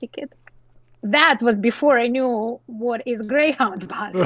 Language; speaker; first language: English; non-native, fluent; Russian